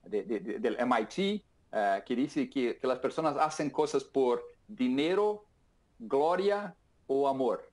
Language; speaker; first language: Spanish; non-native, fluent; Portuguese